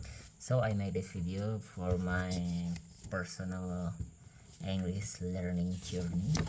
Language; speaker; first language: English; non-native, learner; Indonesian